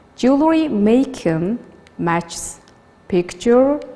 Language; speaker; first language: English; non-native, learner; Mongolian